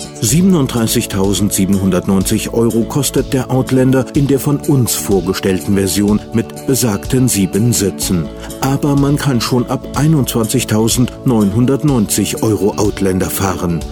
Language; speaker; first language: German; native; German